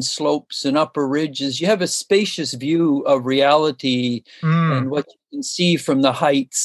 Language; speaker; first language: English; native; English